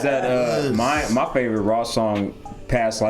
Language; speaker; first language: English; native; English